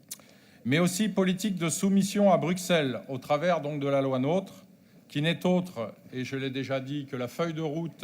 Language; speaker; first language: French; native; French